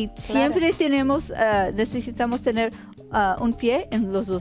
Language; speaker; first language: Spanish; early bilingual, heritage; Spanish